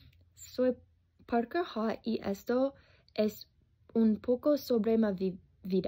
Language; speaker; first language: Spanish; non-native, learner; English